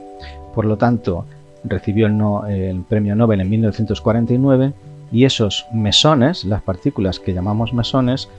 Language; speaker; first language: Spanish; native; Spanish